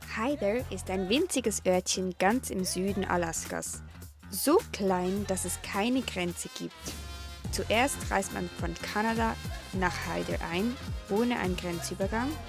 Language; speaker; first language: German; native; German